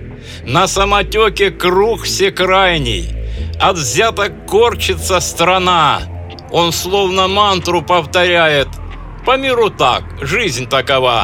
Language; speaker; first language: Russian; native; Russian